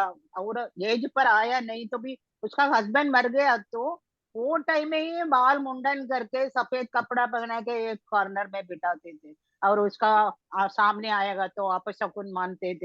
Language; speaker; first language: Hindi; non-native, local second language; Tamil